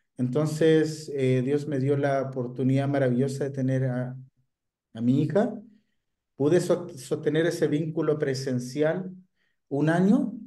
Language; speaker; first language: Spanish; native; Spanish